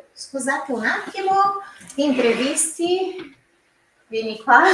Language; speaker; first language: Italian; non-native, fluent; Portuguese